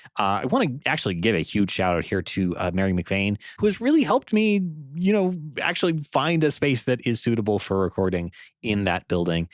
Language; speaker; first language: English; native; English